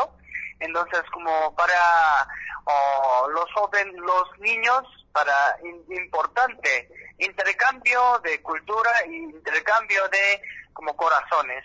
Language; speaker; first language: Spanish; non-native, learner; Korean